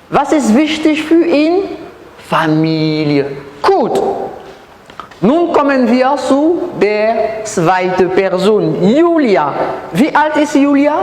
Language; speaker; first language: German; non-native, learner; French